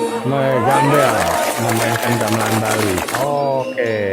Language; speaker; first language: Indonesian; native; Indonesian